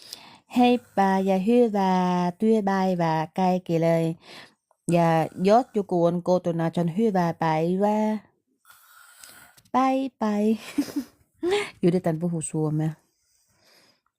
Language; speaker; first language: Finnish; non-native, learner; Vietnamese